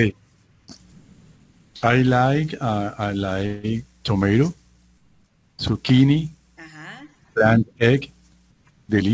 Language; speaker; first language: English; non-native, learner; Spanish